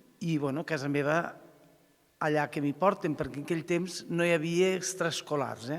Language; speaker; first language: Catalan; native; Catalan